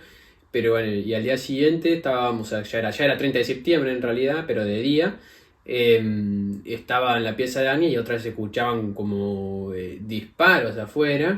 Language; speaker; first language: Spanish; native; Spanish